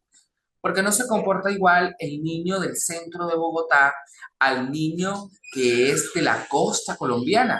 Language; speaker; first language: Spanish; native; Spanish